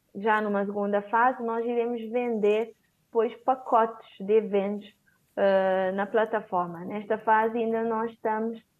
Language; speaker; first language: Portuguese; non-native, local second language; Kabuverdianu